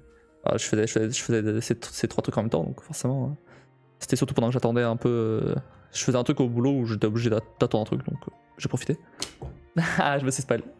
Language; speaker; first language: French; native; French